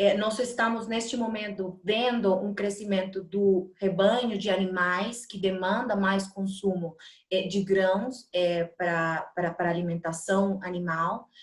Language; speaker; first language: Portuguese; non-native, fluent; Spanish